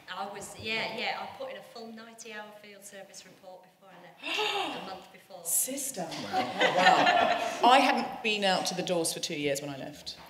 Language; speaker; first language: English; native; English